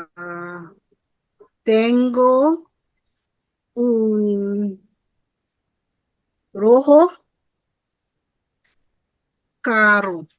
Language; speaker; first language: Spanish; non-native, learner; English